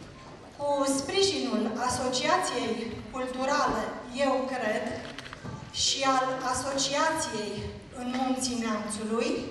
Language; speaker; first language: Romanian; native; Romanian